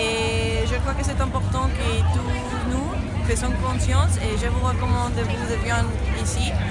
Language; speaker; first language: French; non-native, learner; Spanish